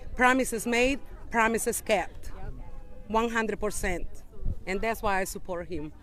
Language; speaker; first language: English; non-native, fluent; Spanish